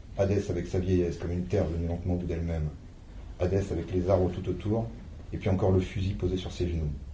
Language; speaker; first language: French; native; French